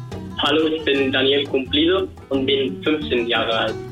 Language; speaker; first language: German; non-native, fluent; Spanish